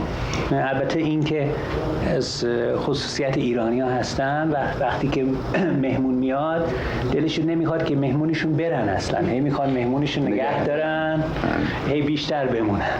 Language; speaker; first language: Persian; non-native, fluent; English